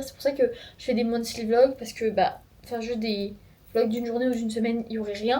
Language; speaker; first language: French; native; French